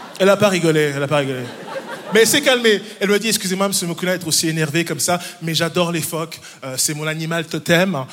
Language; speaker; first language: French; early bilingual, other home language; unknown